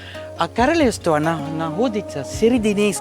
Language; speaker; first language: Russian; non-native, fluent; Sinhala